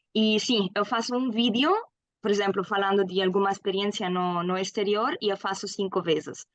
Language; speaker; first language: Portuguese; non-native, fluent; German